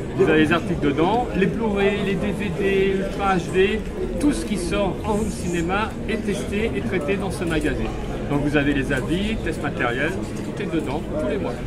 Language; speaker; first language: French; native; French